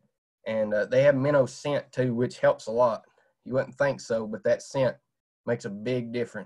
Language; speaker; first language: English; native; English